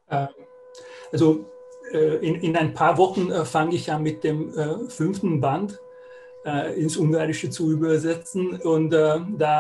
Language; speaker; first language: German; non-native, fluent; Hungarian